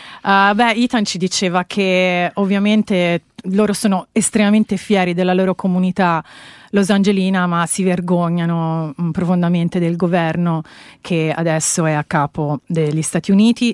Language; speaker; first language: Italian; native; Italian